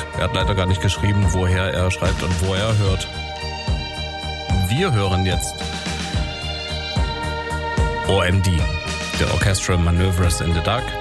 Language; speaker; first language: German; native; German